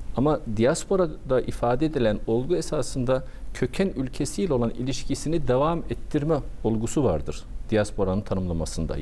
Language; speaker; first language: Turkish; early bilingual, heritage; Turkish